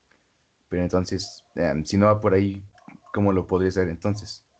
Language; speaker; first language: Spanish; native; Spanish